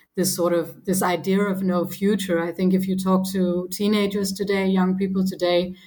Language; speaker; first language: English; non-native, fluent; Danish